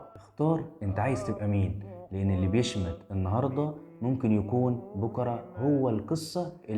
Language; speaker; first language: Arabic; native; Arabic